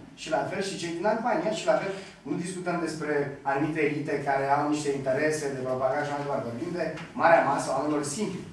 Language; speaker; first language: Romanian; non-native, local second language; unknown